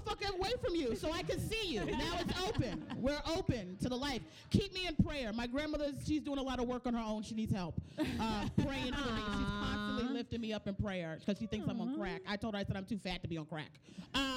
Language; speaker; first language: English; native; English